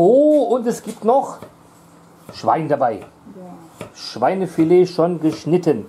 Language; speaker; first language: German; native; German